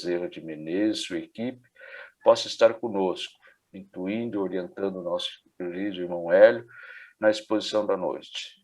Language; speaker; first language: Portuguese; native; Portuguese